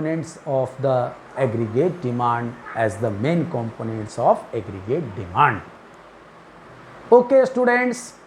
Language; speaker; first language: English; non-native, local second language; Hindi